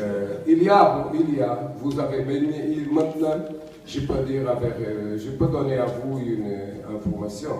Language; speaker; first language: French; non-native, learner; Portuguese